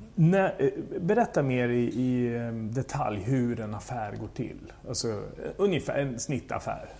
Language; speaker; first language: Swedish; native; Swedish